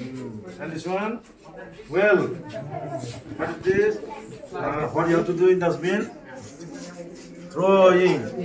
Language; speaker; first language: English; non-native, local second language; Bodo